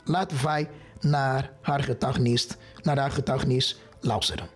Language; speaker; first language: Dutch; non-native, fluent; Portuguese